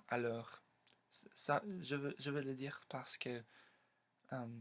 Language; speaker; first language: French; non-native, learner; English